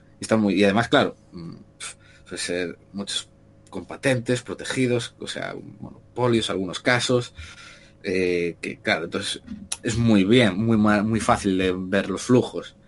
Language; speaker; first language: Spanish; native; Spanish